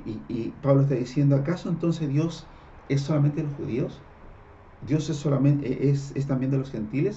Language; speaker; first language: Spanish; native; Spanish